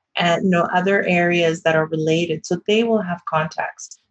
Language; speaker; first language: English; native; English